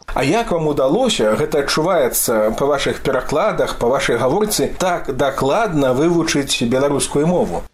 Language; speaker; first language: Belarusian; native; Belarusian